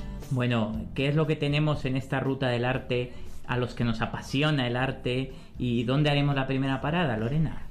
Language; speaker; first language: Spanish; native; Spanish